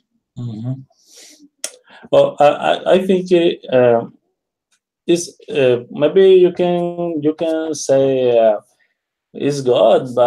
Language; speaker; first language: English; non-native, learner; Spanish